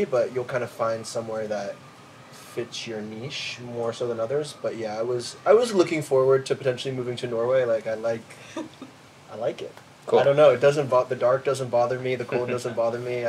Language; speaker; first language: English; native; English